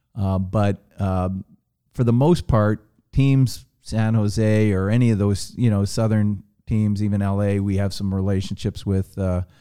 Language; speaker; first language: English; native; English